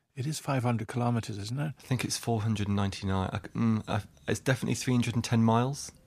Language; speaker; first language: English; native; English